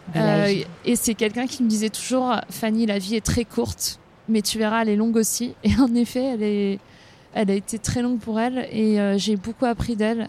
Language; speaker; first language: French; native; French